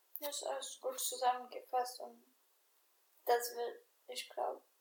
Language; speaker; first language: German; non-native, fluent; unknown